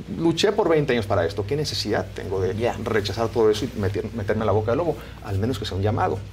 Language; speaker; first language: Spanish; native; Spanish